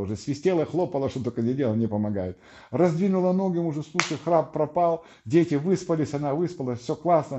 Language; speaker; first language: Russian; native; Russian